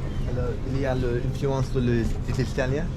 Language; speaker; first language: French; non-native, learner; Spanish